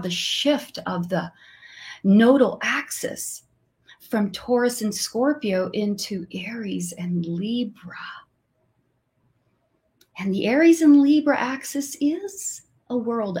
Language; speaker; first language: English; non-native, fluent; Portuguese